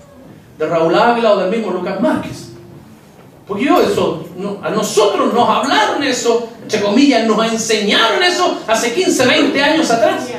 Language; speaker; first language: Spanish; native; Spanish